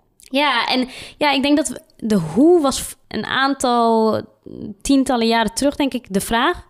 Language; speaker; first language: Dutch; early bilingual, other home language; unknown